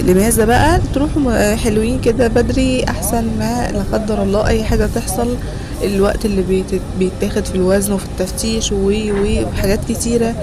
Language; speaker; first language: Arabic; native; Arabic